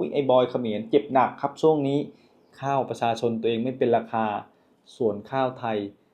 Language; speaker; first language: Thai; native; Thai